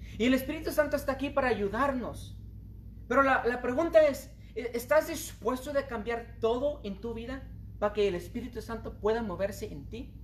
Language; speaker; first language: Spanish; early bilingual, heritage; Spanish